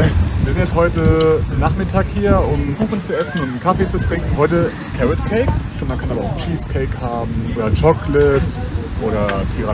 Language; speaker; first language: German; native; German